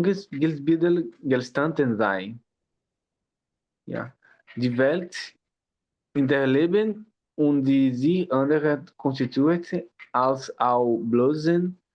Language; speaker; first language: German; non-native, learner; Portuguese